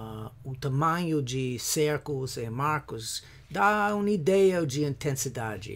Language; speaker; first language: Portuguese; non-native, fluent; English